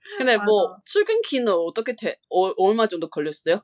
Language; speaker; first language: Korean; non-native, learner; Chinese